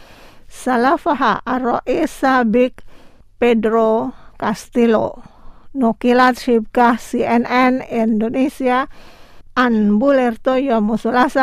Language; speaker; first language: Arabic; non-native, fluent; Indonesian